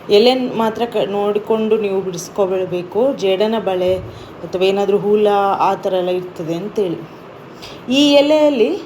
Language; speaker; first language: Kannada; non-native, local second language; Tulu